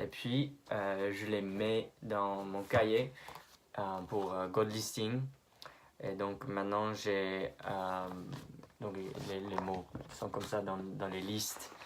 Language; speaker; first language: French; non-native, fluent; English